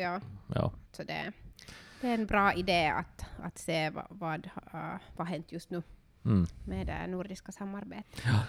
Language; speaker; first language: Swedish; non-native, learner; Finnish